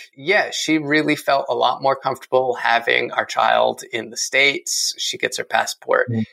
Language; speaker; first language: English; native; English